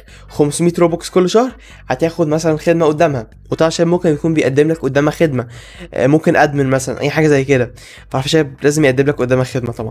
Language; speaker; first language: Arabic; native; Arabic